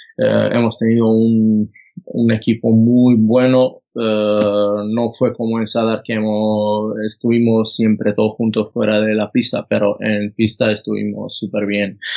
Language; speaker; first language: Spanish; non-native, fluent; Croatian